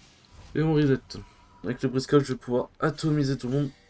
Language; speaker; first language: French; native; French